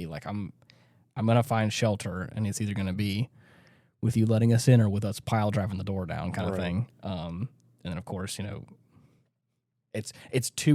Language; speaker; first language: English; native; English